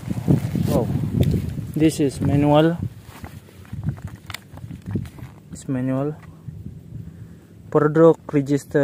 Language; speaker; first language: English; non-native, learner; Malay